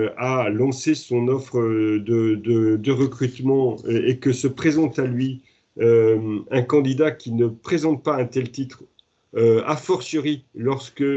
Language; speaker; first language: French; native; French